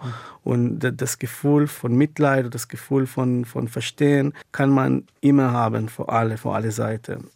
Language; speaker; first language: German; non-native, fluent; Hebrew